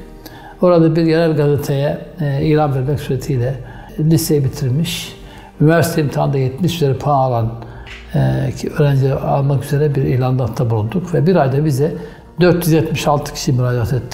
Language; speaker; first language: Turkish; native; Turkish